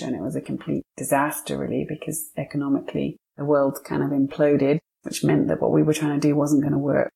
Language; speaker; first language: English; native; English